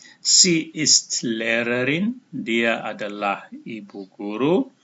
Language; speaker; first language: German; non-native, fluent; Indonesian